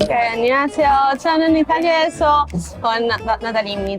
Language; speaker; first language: Korean; non-native, learner; Italian